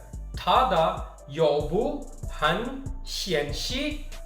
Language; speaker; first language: Chinese; non-native, fluent; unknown